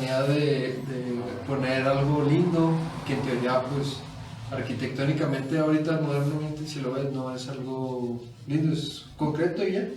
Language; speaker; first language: Spanish; native; Spanish